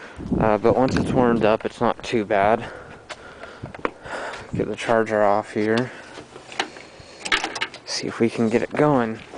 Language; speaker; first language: English; native; English